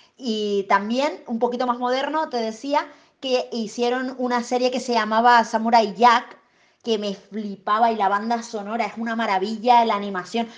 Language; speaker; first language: Spanish; native; Spanish